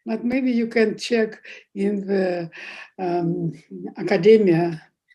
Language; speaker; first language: English; non-native, fluent; Russian